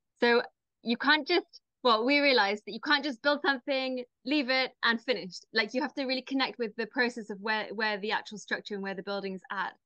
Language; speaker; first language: English; native; English